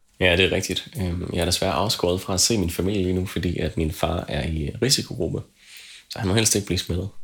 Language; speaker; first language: Danish; native; Danish